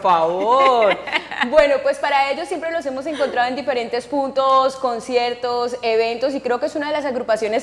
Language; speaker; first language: Spanish; native; Spanish